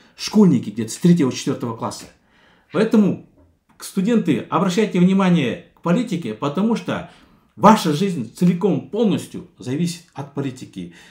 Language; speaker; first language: Russian; non-native, local second language; Kazakh